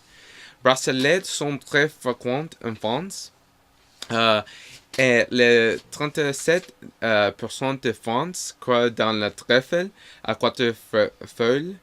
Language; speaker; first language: French; non-native, learner; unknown